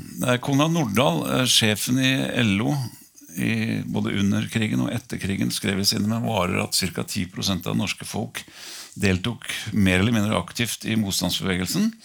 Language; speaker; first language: Norwegian; native; Norwegian